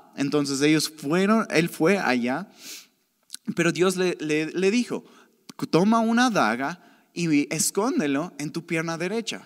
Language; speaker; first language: Spanish; native; Spanish